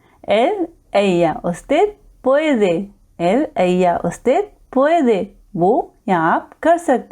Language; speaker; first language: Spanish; non-native, fluent; Hindi